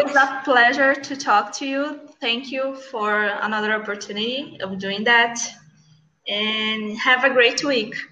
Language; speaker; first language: English; non-native, learner; Portuguese